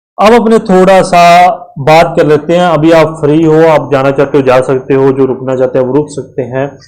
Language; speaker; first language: Hindi; native; Hindi